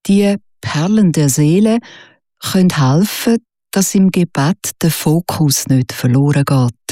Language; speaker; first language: German; native; German